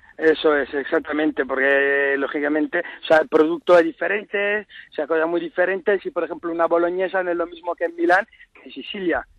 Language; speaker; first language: Spanish; non-native, fluent; Italian